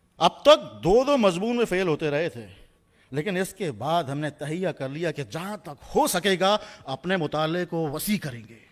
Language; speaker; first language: Urdu; native; Urdu